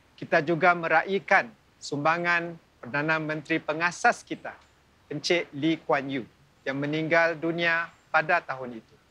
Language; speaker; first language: Malay; native; Malay